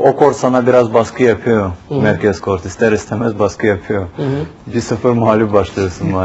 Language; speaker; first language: Turkish; non-native, fluent; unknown